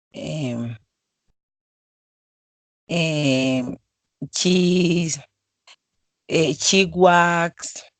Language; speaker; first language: English; non-native, learner; Spanish